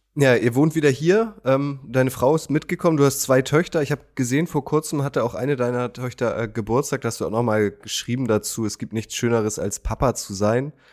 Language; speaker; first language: German; native; German